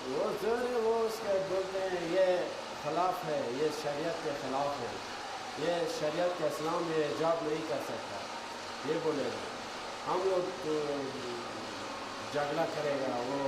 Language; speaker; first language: Hindi; non-native, learner; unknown